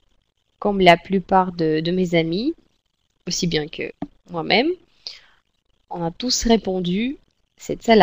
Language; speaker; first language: French; non-native, fluent; Russian